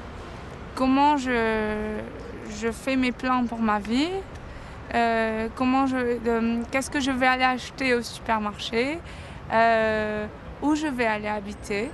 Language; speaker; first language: French; non-native, fluent; Greek